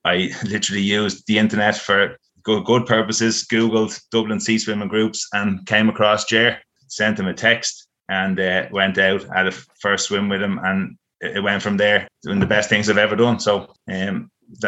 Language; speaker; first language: English; native; English